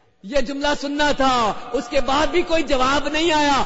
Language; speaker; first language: Urdu; native; Urdu